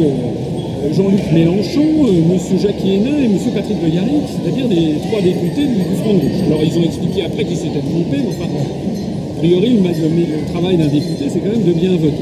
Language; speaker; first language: French; native; French